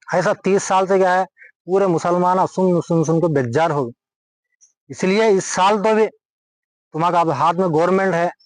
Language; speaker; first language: Hindi; non-native, local second language; Urdu